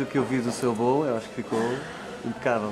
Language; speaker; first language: Portuguese; native; Portuguese